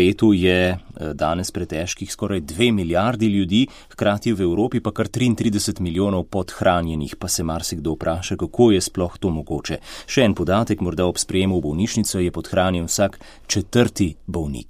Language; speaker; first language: Slovenian; native; Slovenian